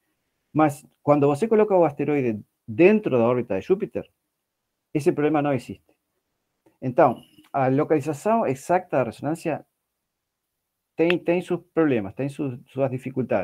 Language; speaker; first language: Portuguese; non-native, fluent; Spanish